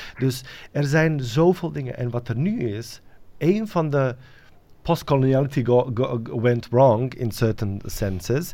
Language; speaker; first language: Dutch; non-native, fluent; Bosnian